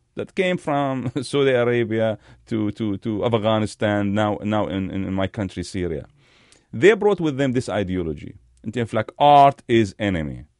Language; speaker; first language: English; non-native, fluent; Arabic